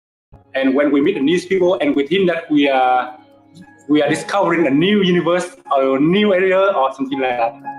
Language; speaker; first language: English; non-native, fluent; Vietnamese